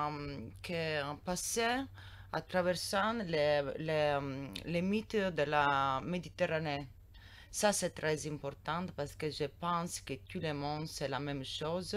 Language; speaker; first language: French; non-native, learner; Italian